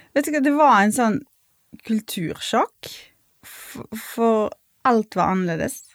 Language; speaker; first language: Norwegian; non-native, fluent; Russian